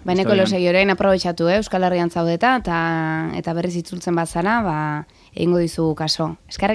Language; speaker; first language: Basque; native; Basque